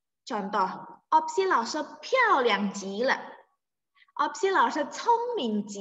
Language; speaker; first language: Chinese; non-native, fluent; Indonesian